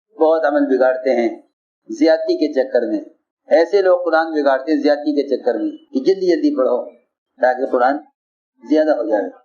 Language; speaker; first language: Urdu; native; Urdu